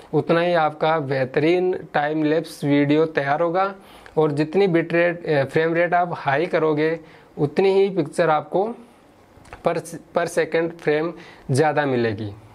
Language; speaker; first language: Hindi; native; Hindi